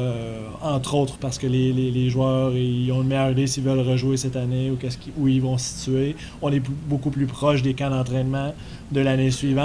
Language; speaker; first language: French; native; French